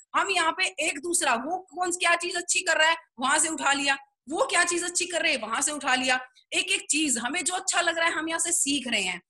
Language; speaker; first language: Hindi; native; Hindi